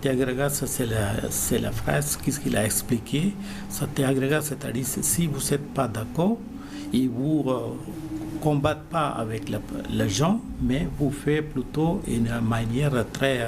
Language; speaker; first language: French; non-native, learner; Malayalam